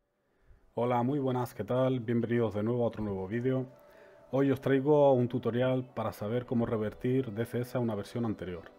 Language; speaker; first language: Spanish; native; Spanish